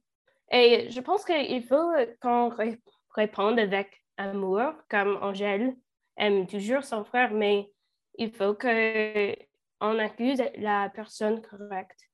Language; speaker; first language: French; non-native, learner; English